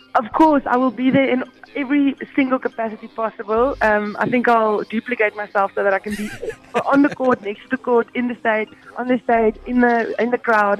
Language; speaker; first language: English; non-native, local second language; Afrikaans